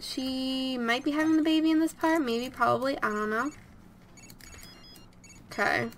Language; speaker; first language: English; native; English